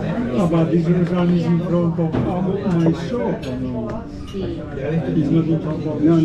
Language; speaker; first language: English; non-native, fluent; Spanish